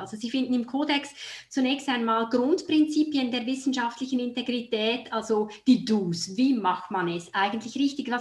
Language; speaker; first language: German; native; German